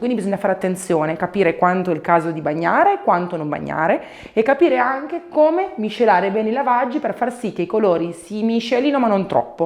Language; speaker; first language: Italian; native; Italian